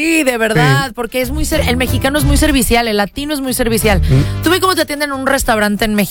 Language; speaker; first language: Spanish; native; Spanish